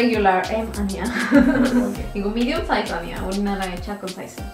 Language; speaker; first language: Korean; non-native, learner; Spanish